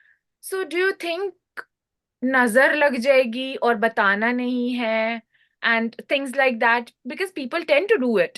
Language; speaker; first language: Hindi; native; Hindi